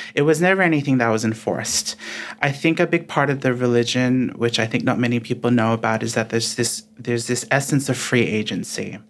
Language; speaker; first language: English; early bilingual, other home language; Filipino